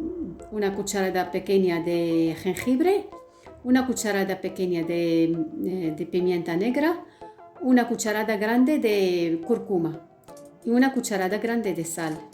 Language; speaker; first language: Spanish; non-native, fluent; Arabic